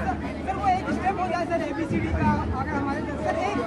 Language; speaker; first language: Hindi; native; Hindi